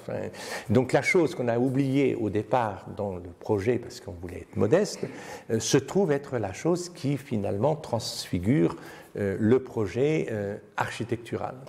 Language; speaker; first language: French; native; French